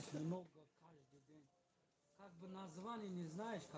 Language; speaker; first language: Russian; non-native, learner; Tajik